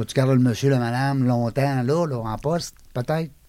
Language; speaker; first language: French; native; French